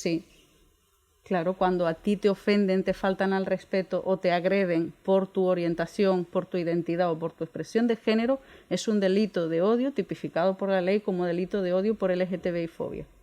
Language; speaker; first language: Spanish; native; Spanish